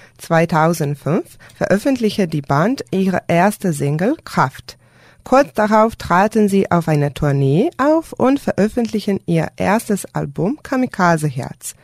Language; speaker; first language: German; non-native, fluent; Serbian